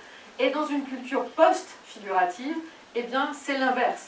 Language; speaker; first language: French; native; French